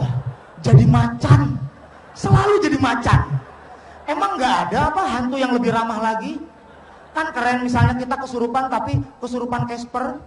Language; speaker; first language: Indonesian; native; Indonesian